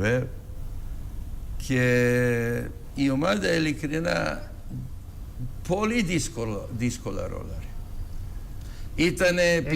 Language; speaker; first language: Greek; non-native, fluent; Serbian